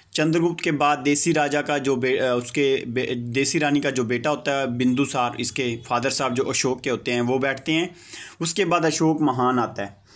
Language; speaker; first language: Hindi; non-native, local second language; Punjabi